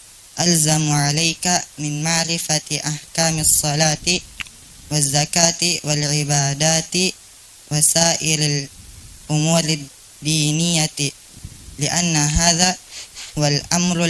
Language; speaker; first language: Arabic; non-native, learner; Indonesian